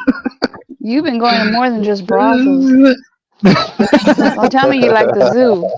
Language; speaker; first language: English; native; English